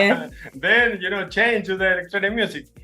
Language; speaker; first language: English; non-native, learner; Spanish